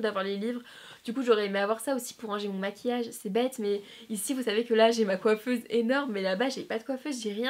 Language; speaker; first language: French; native; French